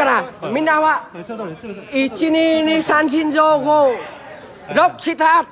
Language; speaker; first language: Japanese; non-native, learner; Vietnamese